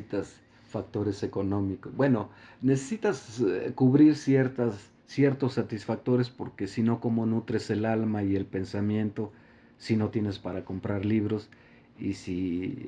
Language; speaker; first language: Spanish; native; Spanish